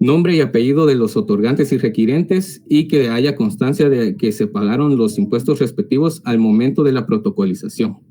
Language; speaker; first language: Spanish; native; Spanish